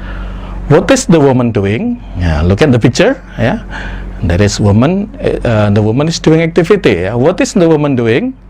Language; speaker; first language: English; non-native, fluent; Indonesian